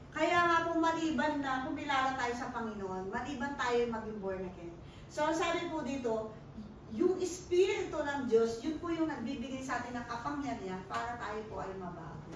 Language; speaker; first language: Filipino; non-native, local second language; Pampanga